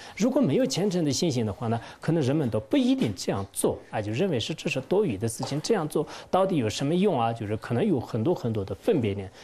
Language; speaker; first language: Chinese; non-native, local second language; Tibetan